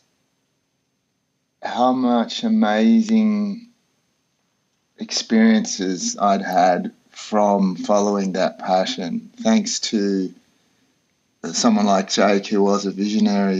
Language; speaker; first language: English; native; English